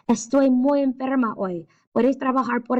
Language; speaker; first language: Spanish; non-native, fluent; English